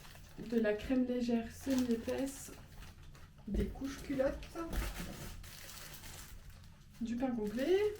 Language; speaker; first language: French; native; French